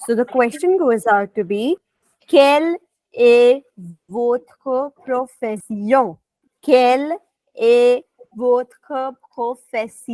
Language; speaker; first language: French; non-native, fluent; Hindi